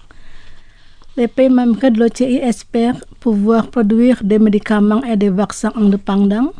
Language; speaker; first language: French; non-native, fluent; Indonesian